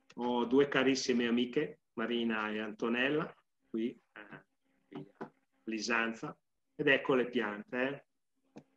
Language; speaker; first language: Italian; native; Italian